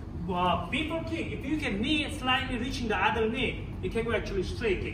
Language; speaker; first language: English; non-native, learner; Korean